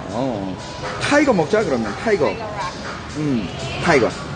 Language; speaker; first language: Korean; native; Korean